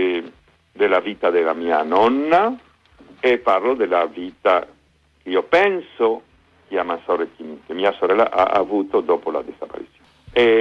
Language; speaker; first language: Italian; non-native, fluent; Spanish